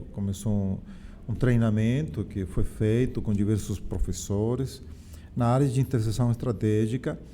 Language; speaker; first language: Portuguese; non-native, fluent; Spanish